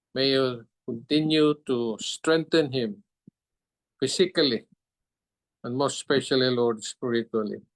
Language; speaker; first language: English; non-native, local second language; Filipino